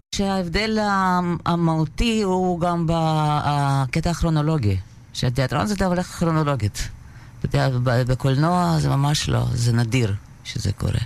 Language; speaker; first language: Hebrew; non-native, fluent; Russian